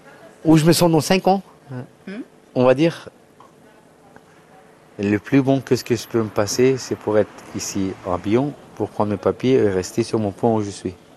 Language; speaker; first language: French; non-native, learner; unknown